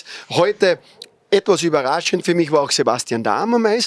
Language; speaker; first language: German; native; German